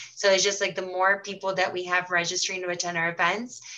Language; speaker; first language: English; early bilingual, heritage; Portuguese